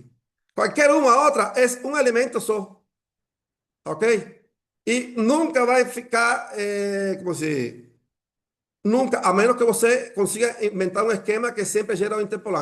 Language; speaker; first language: Portuguese; non-native, fluent; Spanish